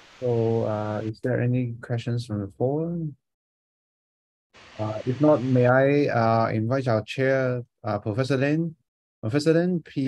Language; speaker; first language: English; non-native, fluent; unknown